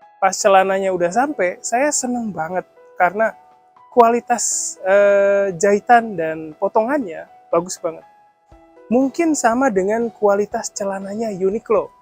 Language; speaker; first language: Indonesian; native; Indonesian